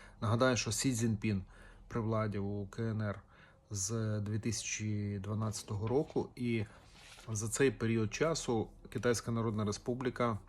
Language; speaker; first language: Ukrainian; native; Ukrainian